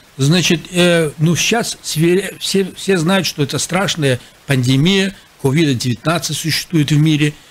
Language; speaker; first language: Russian; non-native, local second language; Azerbaijani